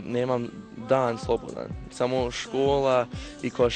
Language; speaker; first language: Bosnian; early bilingual, heritage; Bosnian